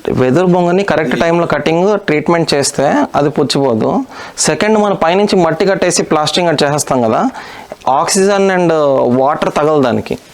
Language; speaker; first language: Telugu; non-native, local second language; Hindi